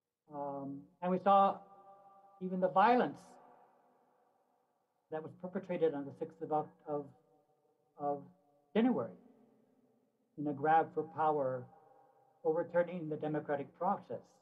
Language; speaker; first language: English; native; English